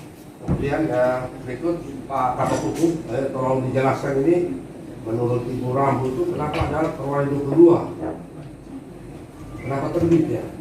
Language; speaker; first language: Indonesian; native; Indonesian